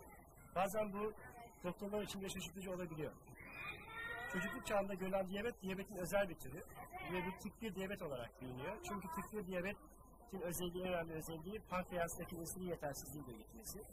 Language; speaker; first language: Turkish; native; Turkish